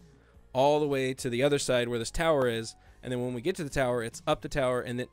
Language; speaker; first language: English; native; English